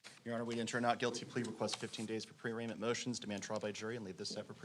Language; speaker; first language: English; native; English